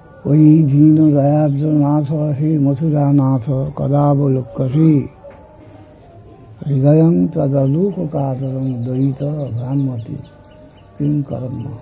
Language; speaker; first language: Bangla; native; Bangla